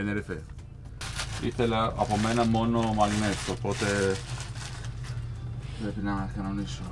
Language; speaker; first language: Greek; non-native, fluent; Turkish